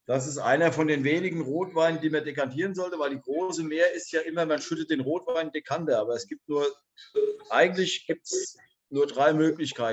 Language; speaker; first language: German; native; German